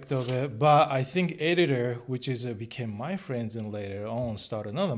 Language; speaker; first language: English; non-native, learner; Japanese